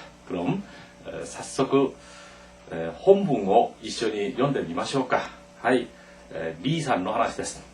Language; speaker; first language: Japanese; non-native, fluent; Korean